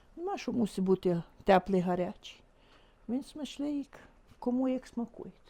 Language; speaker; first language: Ukrainian; native; Ukrainian